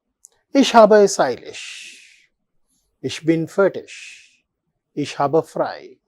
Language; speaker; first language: German; non-native, fluent; Telugu